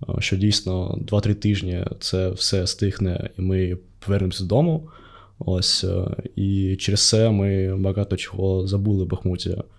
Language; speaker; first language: Ukrainian; non-native, local second language; Russian